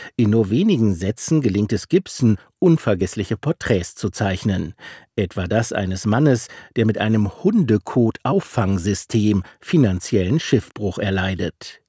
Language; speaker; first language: German; native; German